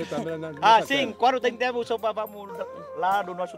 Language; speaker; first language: Portuguese; non-native, learner; Vietnamese